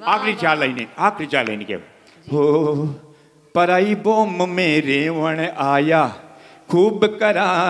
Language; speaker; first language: Hindi; native; Hindi